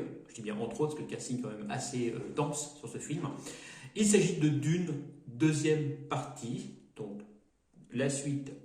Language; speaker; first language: French; native; French